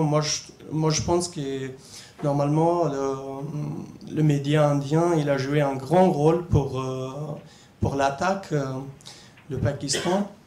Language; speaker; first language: French; non-native, fluent; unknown